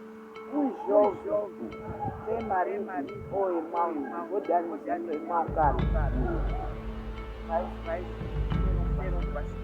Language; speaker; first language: Portuguese; non-native, local second language; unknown